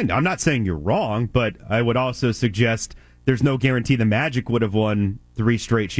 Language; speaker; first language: English; native; English